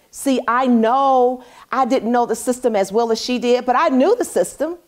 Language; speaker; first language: English; native; English